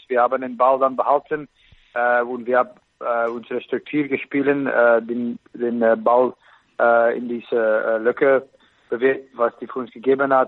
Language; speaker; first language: German; non-native, fluent; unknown